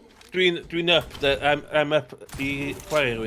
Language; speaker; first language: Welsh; native; Welsh